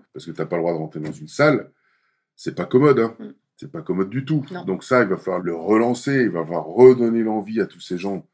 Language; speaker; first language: French; native; French